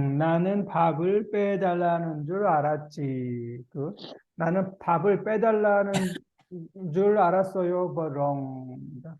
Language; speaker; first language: Korean; native; Korean